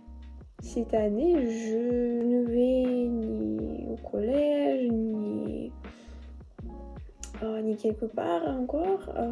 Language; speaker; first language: French; non-native, learner; Russian